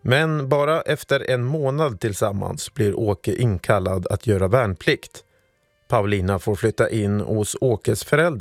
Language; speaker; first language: Swedish; native; Swedish